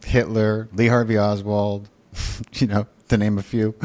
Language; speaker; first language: English; native; English